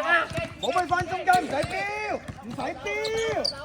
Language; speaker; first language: Chinese; native; Chinese